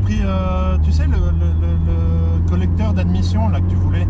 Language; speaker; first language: French; native; French